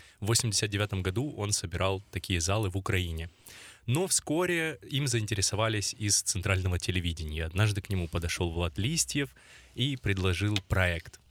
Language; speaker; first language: Russian; native; Russian